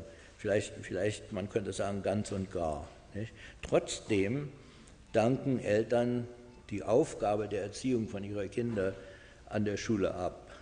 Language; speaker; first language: German; non-native, fluent; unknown